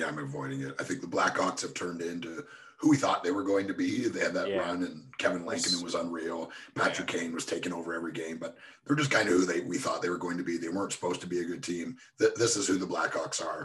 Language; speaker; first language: English; native; English